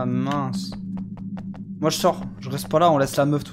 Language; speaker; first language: French; native; French